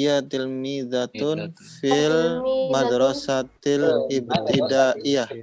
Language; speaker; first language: Arabic; non-native, learner; Indonesian